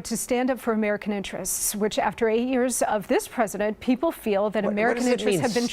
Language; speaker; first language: English; native; English